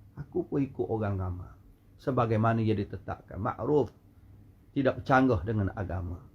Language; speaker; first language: Malay; native; Malay